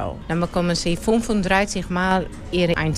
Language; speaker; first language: German; non-native, learner; Dutch